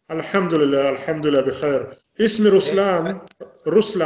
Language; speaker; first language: Arabic; non-native, fluent; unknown